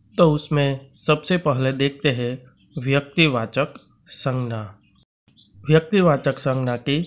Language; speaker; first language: Hindi; non-native, local second language; Gujarati